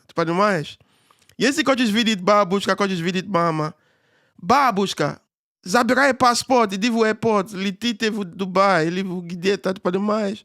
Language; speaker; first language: Russian; non-native, learner; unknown